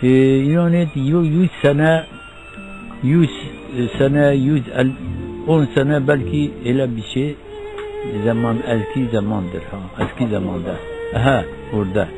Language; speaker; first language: Turkish; non-native, local second language; Kurdish